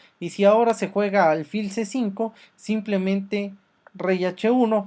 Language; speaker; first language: Spanish; native; Spanish